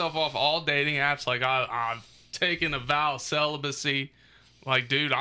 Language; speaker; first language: English; native; English